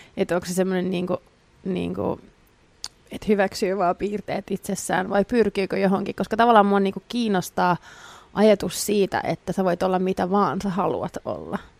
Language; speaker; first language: Finnish; native; Finnish